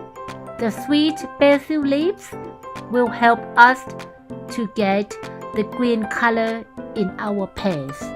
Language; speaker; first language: English; non-native, fluent; Thai